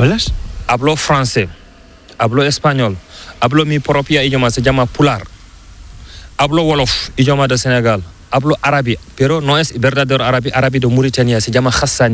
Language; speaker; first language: Spanish; non-native, learner; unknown